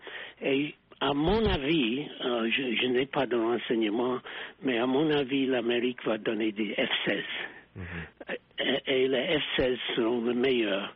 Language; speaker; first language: French; non-native, fluent; English